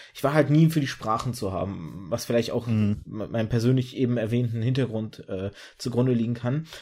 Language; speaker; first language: German; early bilingual, other home language; Russian